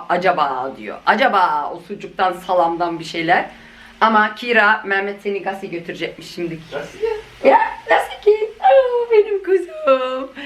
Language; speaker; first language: Turkish; early bilingual, heritage; Turkish